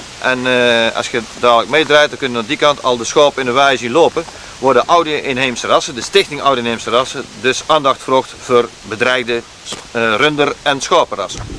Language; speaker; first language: Dutch; native; Dutch